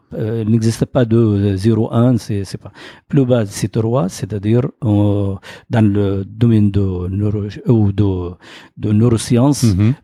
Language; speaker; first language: French; non-native, fluent; Arabic